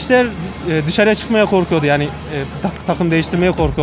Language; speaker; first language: Turkish; native; Turkish